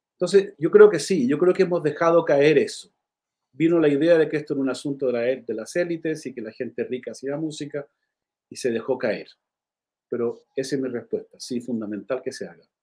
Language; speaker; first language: Spanish; native; Spanish